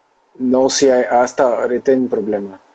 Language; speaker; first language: Spanish; non-native, local second language; Portuguese